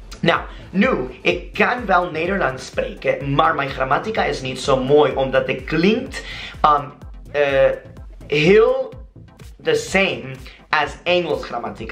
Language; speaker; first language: Dutch; non-native, learner; Spanish